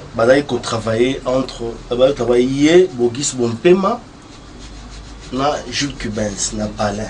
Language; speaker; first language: Lingala; native; Lingala